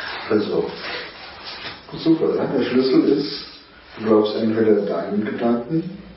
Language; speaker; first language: German; native; German